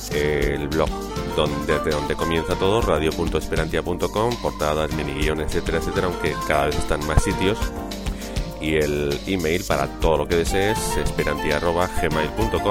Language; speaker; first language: Spanish; native; Spanish